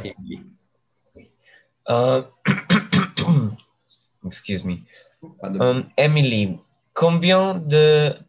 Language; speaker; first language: French; non-native, learner; English